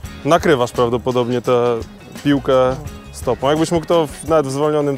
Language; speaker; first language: Polish; native; Polish